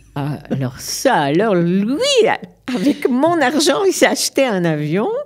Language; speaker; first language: French; native; French